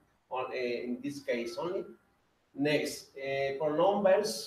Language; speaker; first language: English; non-native, learner; Spanish